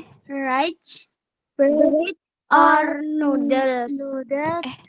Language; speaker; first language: English; non-native, learner; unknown